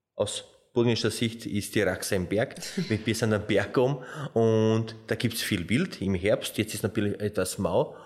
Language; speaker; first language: German; non-native, fluent; Slovenian